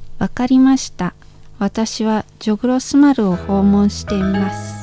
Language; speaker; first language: Japanese; non-native, fluent; Indonesian